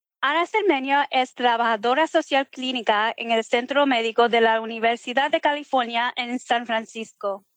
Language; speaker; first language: Spanish; early bilingual, heritage; Spanish